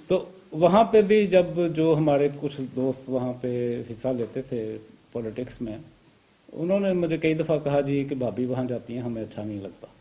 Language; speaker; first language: Urdu; native; Urdu